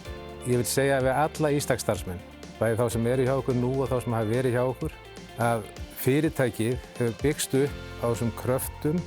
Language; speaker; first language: Icelandic; native; Icelandic